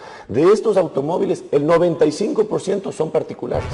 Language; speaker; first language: Spanish; native; Spanish